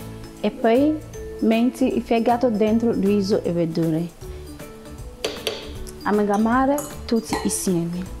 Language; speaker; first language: Italian; non-native, learner; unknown